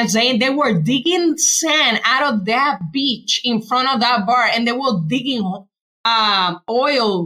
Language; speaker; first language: English; non-native, fluent; Spanish